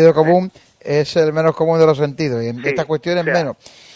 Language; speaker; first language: Spanish; native; Spanish